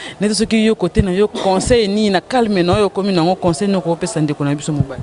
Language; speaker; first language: Lingala; native; Lingala